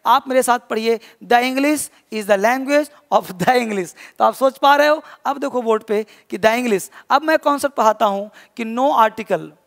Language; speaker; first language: Hindi; native; Hindi